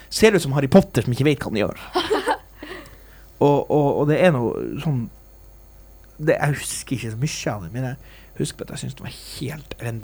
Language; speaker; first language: Norwegian; native; Norwegian